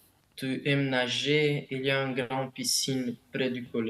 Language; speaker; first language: French; non-native, learner; Romanian